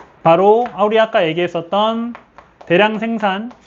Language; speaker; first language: Korean; native; Korean